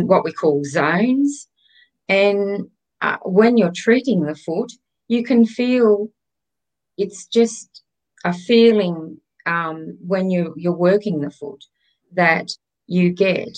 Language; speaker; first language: English; native; English